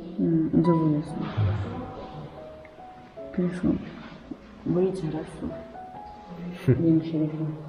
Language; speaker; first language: Korean; non-native, learner; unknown